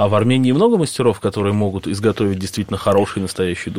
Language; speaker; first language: Russian; native; Russian